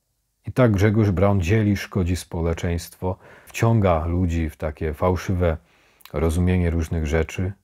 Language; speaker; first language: Polish; native; Polish